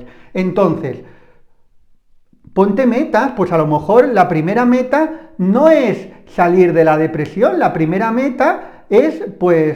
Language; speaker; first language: Spanish; native; Spanish